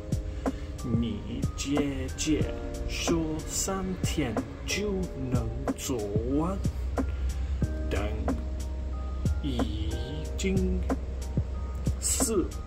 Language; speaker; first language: Chinese; non-native, learner; English